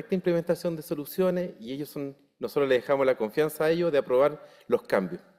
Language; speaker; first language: Spanish; native; Spanish